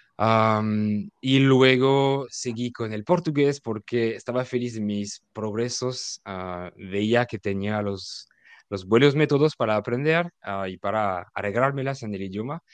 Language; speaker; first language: Spanish; non-native, fluent; French